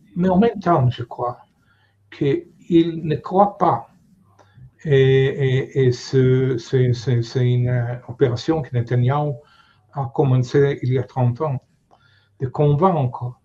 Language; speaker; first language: French; non-native, fluent; Hebrew